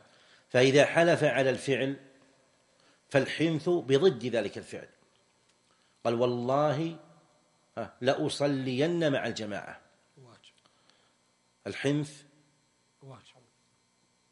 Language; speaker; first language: Arabic; native; Arabic